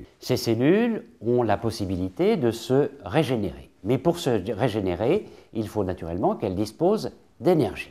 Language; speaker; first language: French; native; French